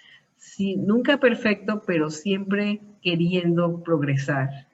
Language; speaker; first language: Spanish; early bilingual, heritage; Spanish